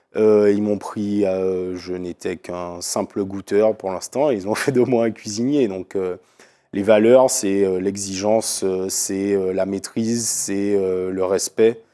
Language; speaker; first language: French; native; French